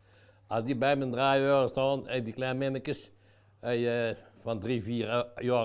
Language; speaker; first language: Dutch; native; Dutch